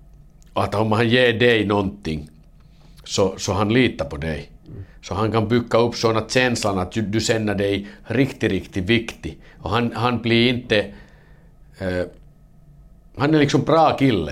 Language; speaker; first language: Swedish; non-native, learner; Finnish